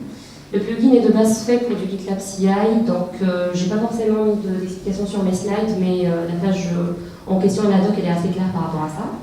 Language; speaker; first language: French; native; French